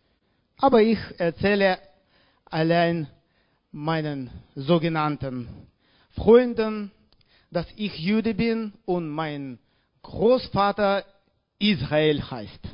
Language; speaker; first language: German; non-native, learner; Russian